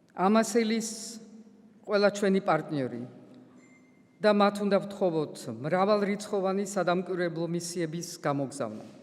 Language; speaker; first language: Georgian; early bilingual, heritage; Georgian